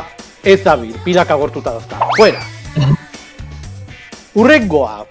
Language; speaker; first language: Basque; non-native, local second language; Spanish